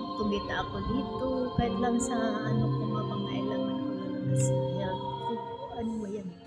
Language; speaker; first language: Filipino; non-native, local second language; Cebuano